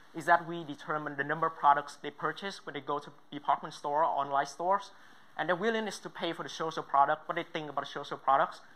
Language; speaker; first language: English; non-native, fluent; Vietnamese